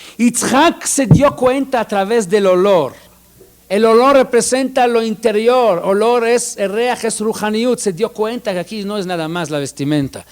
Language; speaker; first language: Spanish; non-native, fluent; Hebrew